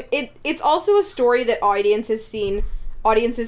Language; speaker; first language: English; native; English